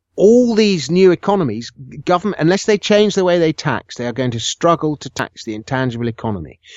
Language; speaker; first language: English; native; English